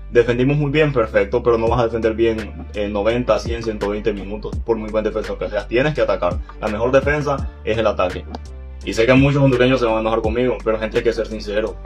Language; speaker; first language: Spanish; native; Spanish